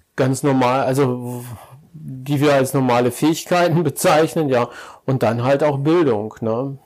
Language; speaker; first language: German; native; German